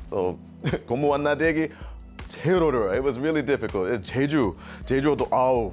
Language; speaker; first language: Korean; non-native, learner; English